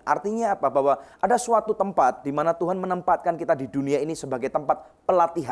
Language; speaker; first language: Indonesian; native; Indonesian